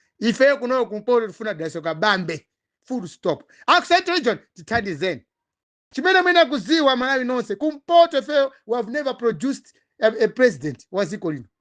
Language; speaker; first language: Nyanja; non-native, local second language; Tumbuka